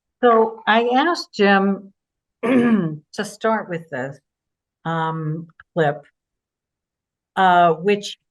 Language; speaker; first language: English; native; English